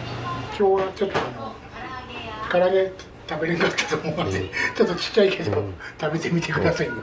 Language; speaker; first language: Japanese; native; Japanese